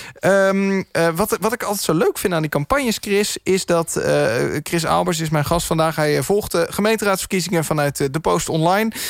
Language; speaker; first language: Dutch; native; Dutch